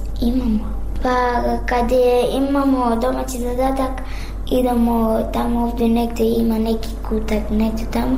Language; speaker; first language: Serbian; non-native, learner; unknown